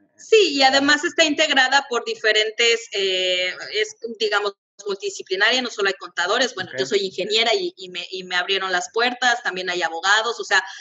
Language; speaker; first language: Spanish; native; Spanish